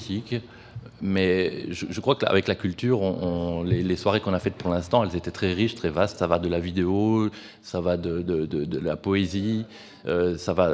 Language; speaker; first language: French; native; French